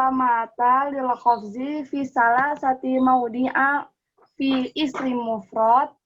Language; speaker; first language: Arabic; non-native, learner; Indonesian